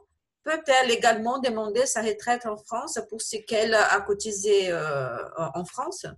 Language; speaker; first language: French; non-native, fluent; Portuguese